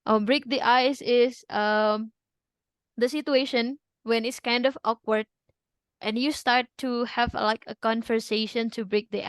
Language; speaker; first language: English; non-native, fluent; Indonesian